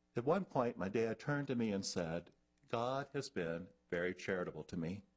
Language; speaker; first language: English; native; English